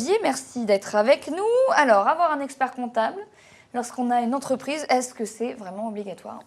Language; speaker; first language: French; native; French